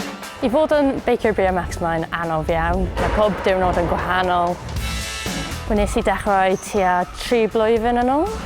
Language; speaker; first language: Welsh; non-native, local second language; English